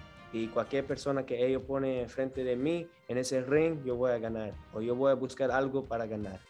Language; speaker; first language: Spanish; early bilingual, heritage; Spanish